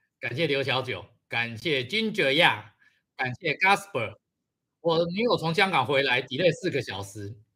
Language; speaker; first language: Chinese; native; Chinese